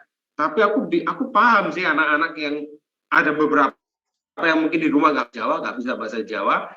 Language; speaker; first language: Indonesian; non-native, fluent; English